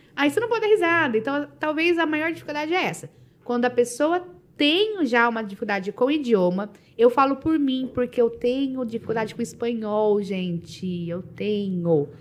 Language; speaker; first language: Portuguese; native; Portuguese